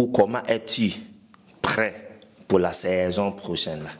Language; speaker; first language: French; non-native, fluent; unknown